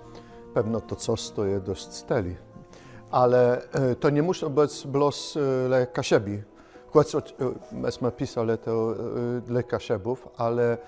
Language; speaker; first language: Polish; non-native, local second language; Kashubian